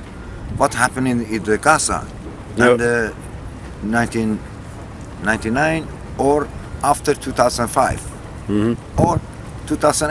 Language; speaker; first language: English; non-native, learner; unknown